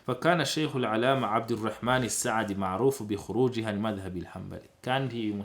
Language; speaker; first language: Arabic; non-native, fluent; Kinyarwanda